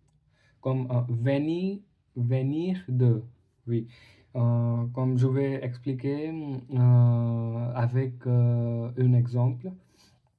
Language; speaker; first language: French; non-native, learner; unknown